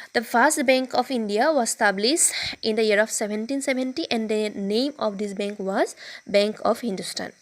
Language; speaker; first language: English; non-native, local second language; Assamese